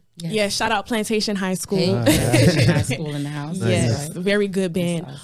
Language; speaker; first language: English; native; English